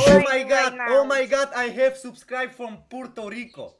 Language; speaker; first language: English; non-native, learner; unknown